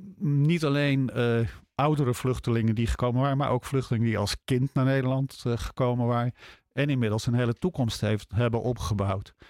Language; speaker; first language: Dutch; native; Dutch